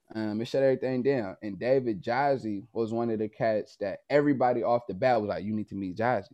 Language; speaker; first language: English; native; English